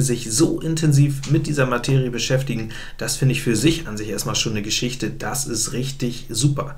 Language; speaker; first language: German; native; German